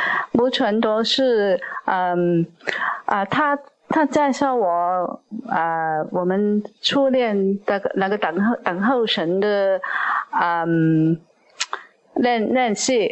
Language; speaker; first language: Chinese; non-native, local second language; Cantonese